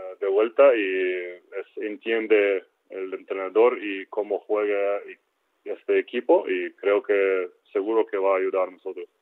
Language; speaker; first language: Spanish; non-native, learner; Ukrainian